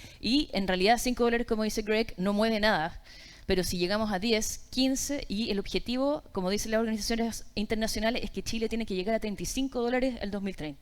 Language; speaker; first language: Spanish; native; Spanish